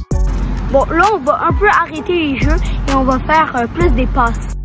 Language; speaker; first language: French; native; French